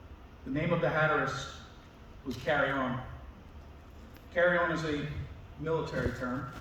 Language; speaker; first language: English; native; English